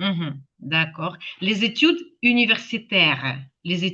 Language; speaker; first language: French; non-native, fluent; Ukrainian